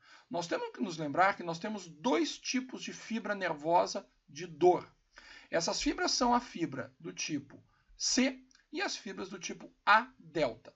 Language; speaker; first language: Portuguese; native; Portuguese